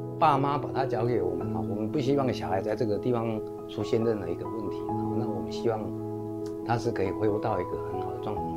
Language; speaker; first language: Chinese; native; Chinese